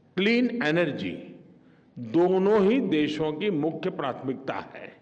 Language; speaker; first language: Hindi; non-native, local second language; Gujarati